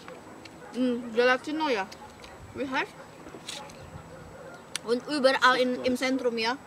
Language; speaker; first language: German; non-native, learner; Indonesian